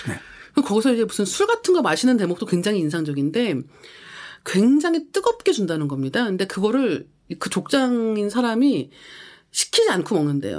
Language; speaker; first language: Korean; native; Korean